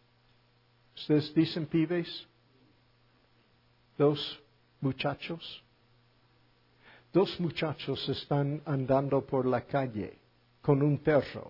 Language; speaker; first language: Spanish; non-native, fluent; English